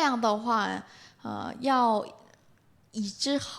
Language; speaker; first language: Chinese; non-native, learner; Korean